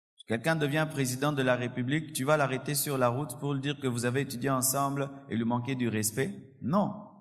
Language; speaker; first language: French; non-native, local second language; Lingala